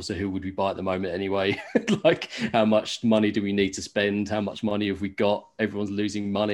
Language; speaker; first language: English; native; English